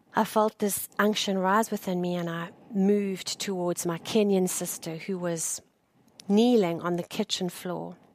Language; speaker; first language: English; native; English